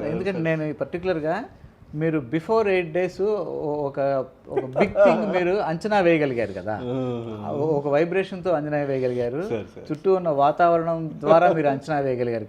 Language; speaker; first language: Telugu; native; Telugu